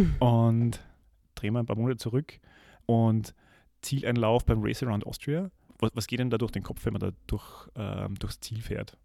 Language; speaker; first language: German; native; German